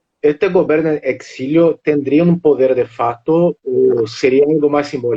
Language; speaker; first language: Spanish; non-native, fluent; Portuguese